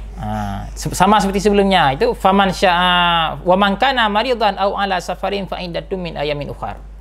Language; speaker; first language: Malay; non-native, local second language; Achinese